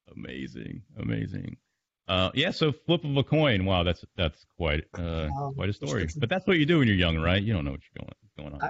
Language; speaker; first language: English; native; English